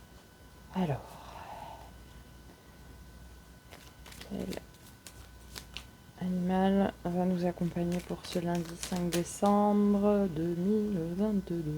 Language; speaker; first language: French; native; French